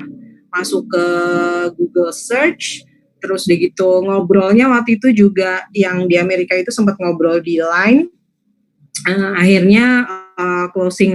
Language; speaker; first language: Indonesian; native; Indonesian